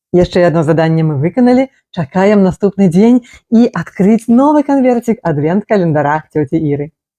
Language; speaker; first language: Belarusian; non-native, local second language; Russian